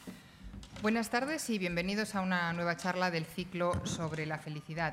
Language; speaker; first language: Spanish; native; Spanish